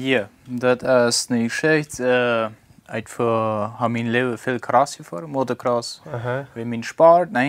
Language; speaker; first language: German; non-native, local second language; Plautdietsch